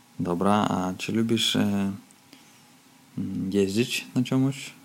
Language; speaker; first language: Polish; non-native, learner; Russian